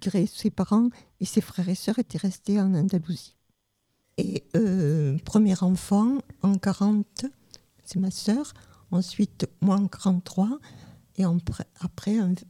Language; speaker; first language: French; native; French